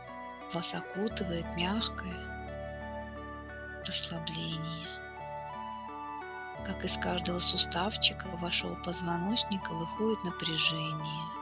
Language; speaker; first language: Russian; native; Russian